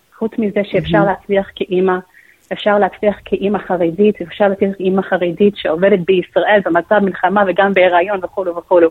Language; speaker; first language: Hebrew; non-native, fluent; English